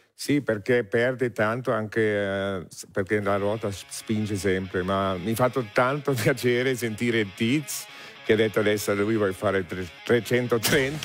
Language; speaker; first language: Italian; non-native, learner; German